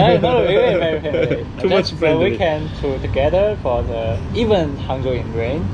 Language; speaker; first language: English; non-native, learner; Chinese